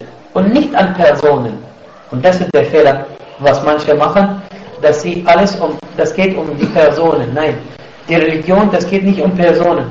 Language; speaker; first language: German; non-native, fluent; Arabic